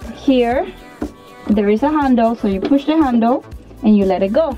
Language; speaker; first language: English; non-native, fluent; Spanish